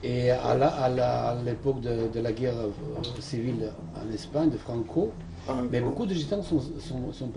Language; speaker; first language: French; non-native, fluent; Serbian